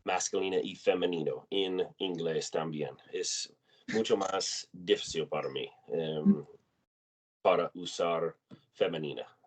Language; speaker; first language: Spanish; non-native, learner; English